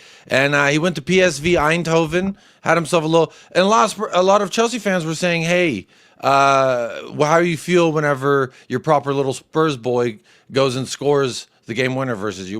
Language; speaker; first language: English; native; English